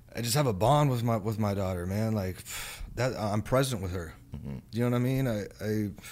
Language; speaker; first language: English; native; English